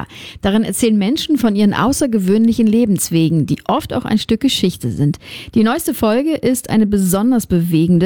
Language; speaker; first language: German; native; German